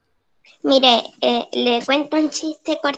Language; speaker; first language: Spanish; native; Spanish